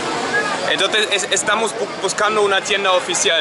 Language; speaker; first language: Spanish; non-native, learner; English